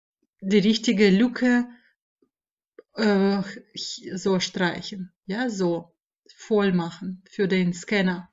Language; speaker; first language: German; non-native, fluent; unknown